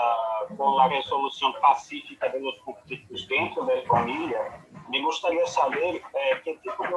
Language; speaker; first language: Spanish; non-native, fluent; Portuguese